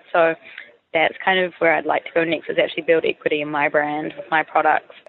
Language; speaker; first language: English; native; English